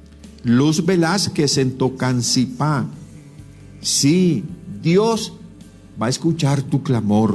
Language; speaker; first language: Spanish; native; Spanish